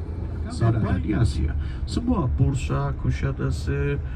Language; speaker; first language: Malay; non-native, fluent; Turkish